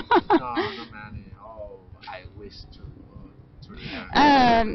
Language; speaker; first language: English; non-native, learner; Spanish